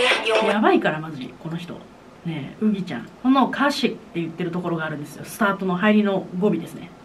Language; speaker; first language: Japanese; native; Japanese